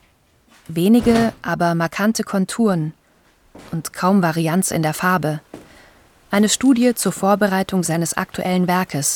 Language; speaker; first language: German; native; German